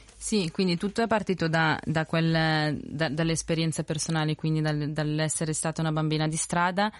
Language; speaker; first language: Italian; early bilingual, other home language; Spanish